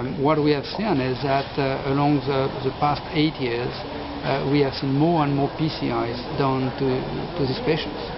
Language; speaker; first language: English; non-native, fluent; French